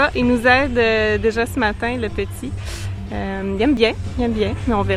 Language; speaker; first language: French; native; French